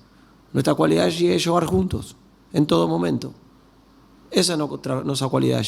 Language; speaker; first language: Portuguese; non-native, learner; Spanish